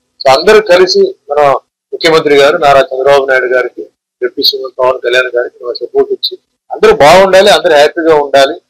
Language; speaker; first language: Telugu; non-native, fluent; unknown